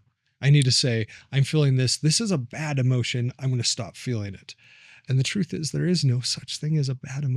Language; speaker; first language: English; native; English